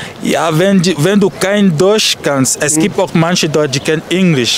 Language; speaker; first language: German; non-native, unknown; French